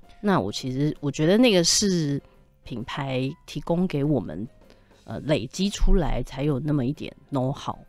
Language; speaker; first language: Chinese; native; Chinese